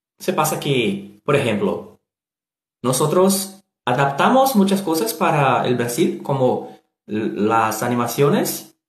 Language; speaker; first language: Spanish; non-native, learner; Portuguese